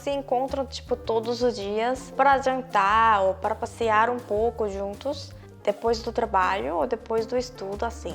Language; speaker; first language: Portuguese; non-native, fluent; Korean